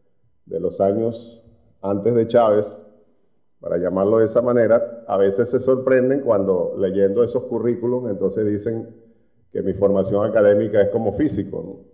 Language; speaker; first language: Spanish; native; Spanish